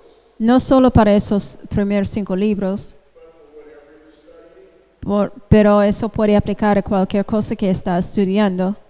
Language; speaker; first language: Spanish; non-native, fluent; English